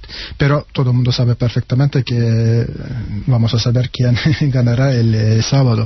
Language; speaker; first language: Spanish; non-native, fluent; Turkish